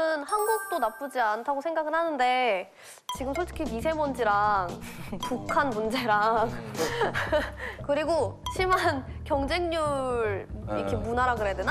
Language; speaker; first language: Korean; non-native, fluent; Russian